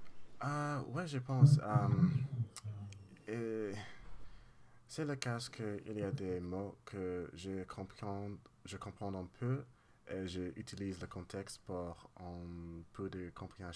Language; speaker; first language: French; non-native, learner; English